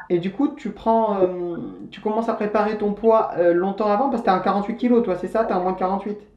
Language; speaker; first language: French; native; French